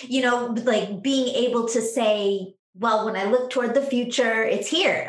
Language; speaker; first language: English; native; English